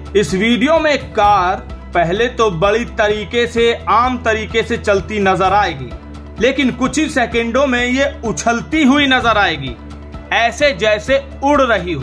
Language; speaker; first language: Hindi; native; Hindi